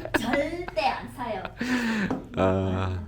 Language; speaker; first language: Korean; non-native, learner; Vietnamese